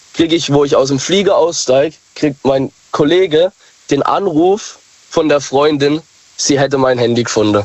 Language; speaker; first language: German; native; German